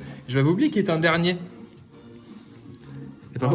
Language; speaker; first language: French; native; French